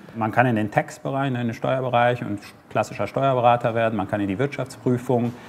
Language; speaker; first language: German; early bilingual, other home language; Armenian